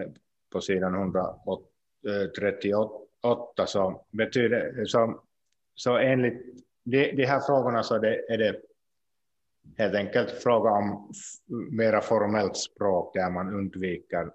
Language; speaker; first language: Swedish; non-native, local second language; Finnish